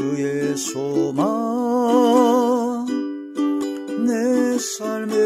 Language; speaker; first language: Korean; native; Korean